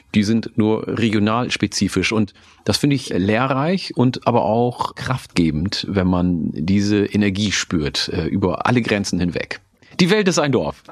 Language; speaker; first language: German; non-native, local second language; Oromo